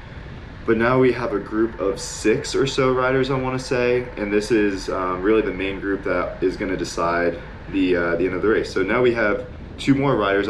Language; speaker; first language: English; native; English